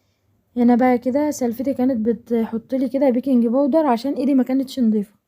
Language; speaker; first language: Arabic; native; Arabic